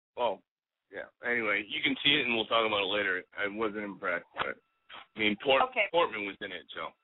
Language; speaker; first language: English; native; English